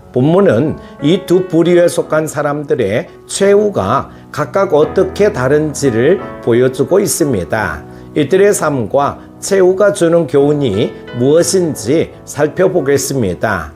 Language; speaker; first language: Korean; native; Korean